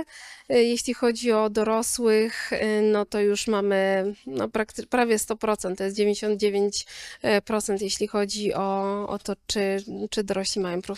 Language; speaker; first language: Polish; native; Polish